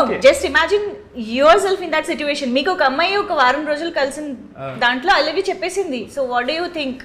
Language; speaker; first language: Telugu; native; Telugu